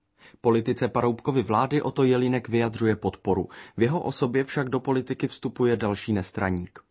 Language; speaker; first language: Czech; native; Czech